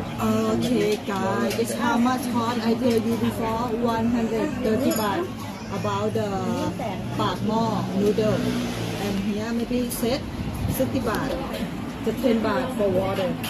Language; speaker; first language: English; non-native, learner; Thai